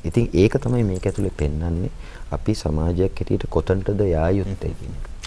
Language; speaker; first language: Sinhala; native; Sinhala